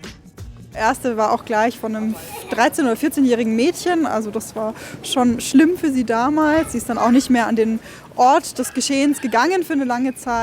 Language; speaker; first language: German; native; German